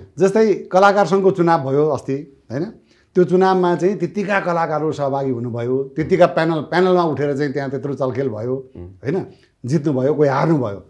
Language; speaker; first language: Nepali; native; Nepali